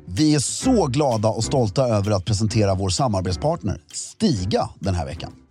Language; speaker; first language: Swedish; native; Swedish